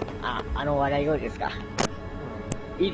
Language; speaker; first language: Japanese; native; Japanese